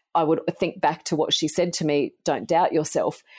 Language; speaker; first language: English; native; English